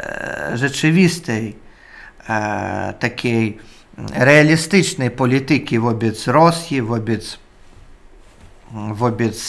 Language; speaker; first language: Polish; non-native, learner; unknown